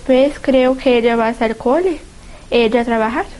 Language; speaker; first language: Spanish; non-native, learner; Portuguese